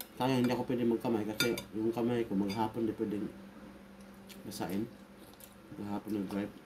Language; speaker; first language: Filipino; non-native, local second language; Cebuano